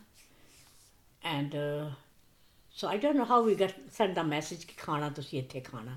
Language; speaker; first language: English; non-native, local second language; Punjabi